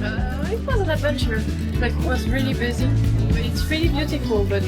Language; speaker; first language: English; non-native, fluent; French